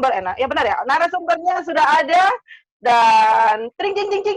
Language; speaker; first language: Indonesian; native; Indonesian